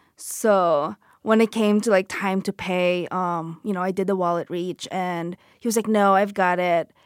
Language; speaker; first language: English; non-native, local second language; Filipino